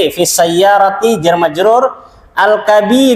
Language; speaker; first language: Arabic; non-native, fluent; Indonesian